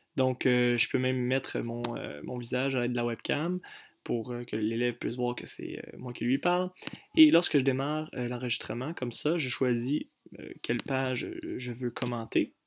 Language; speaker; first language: French; native; French